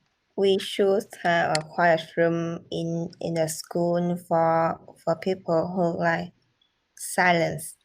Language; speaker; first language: English; non-native, learner; Vietnamese